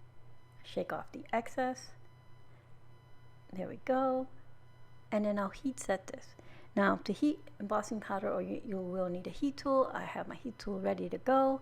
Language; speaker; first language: English; native; English